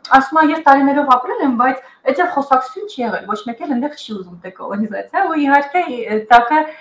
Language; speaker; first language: Armenian; early bilingual, heritage; Armenian